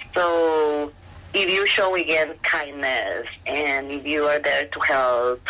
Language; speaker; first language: English; non-native, learner; Spanish